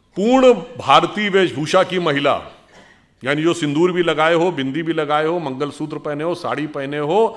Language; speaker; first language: Hindi; native; Hindi